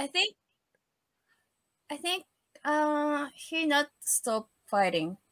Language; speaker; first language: English; non-native, learner; Japanese